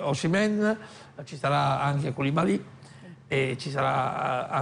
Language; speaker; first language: Italian; native; Italian